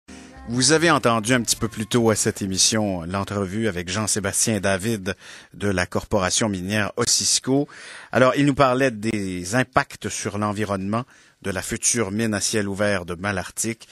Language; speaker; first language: French; native; French